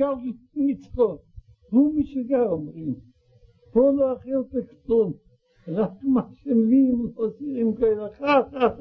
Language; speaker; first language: Hebrew; non-native, learner; Russian